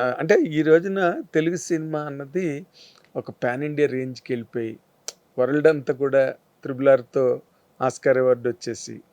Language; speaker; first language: Telugu; native; Telugu